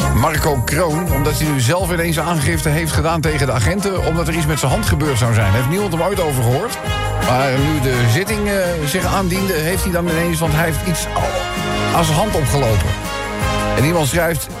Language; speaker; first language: Dutch; native; Dutch